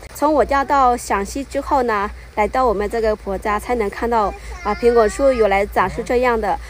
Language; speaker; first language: Chinese; non-native, fluent; Lao